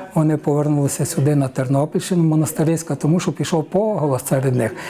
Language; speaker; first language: Ukrainian; native; Ukrainian